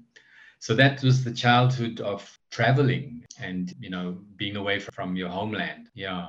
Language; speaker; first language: English; native; English